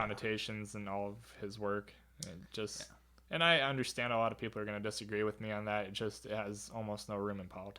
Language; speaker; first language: English; native; English